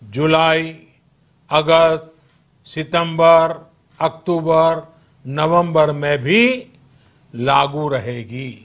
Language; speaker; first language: Hindi; non-native, local second language; Gujarati